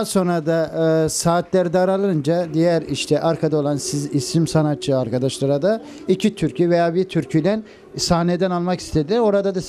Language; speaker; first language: Turkish; native; Turkish